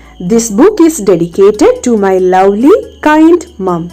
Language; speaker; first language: English; non-native, local second language; Malayalam